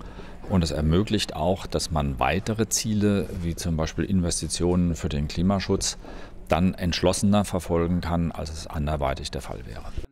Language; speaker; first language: German; native; German